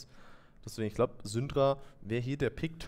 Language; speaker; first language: German; native; German